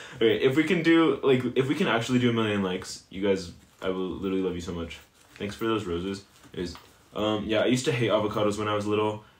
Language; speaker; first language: English; native; English